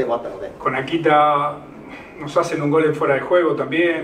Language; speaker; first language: Spanish; native; Spanish